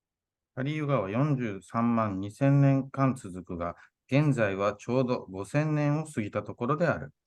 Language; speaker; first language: Japanese; native; Japanese